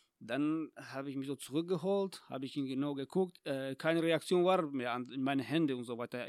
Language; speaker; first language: German; non-native, fluent; Tajik